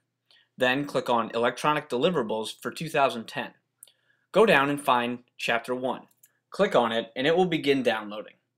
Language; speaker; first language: English; native; English